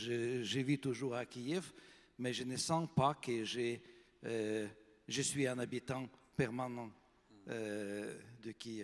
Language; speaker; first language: French; non-native, fluent; Russian